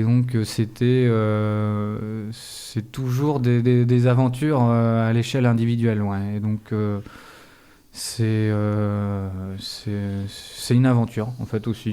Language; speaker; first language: French; native; French